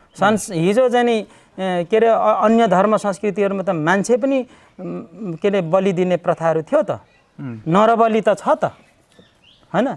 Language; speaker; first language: Nepali; non-native, local second language; Limbu